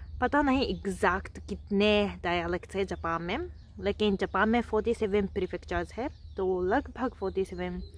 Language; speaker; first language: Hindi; non-native, fluent; Japanese